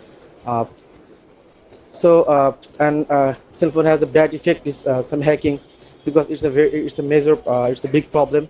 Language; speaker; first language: English; non-native, learner; Bangla